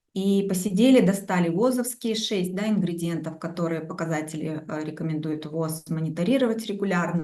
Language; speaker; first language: Russian; native; Russian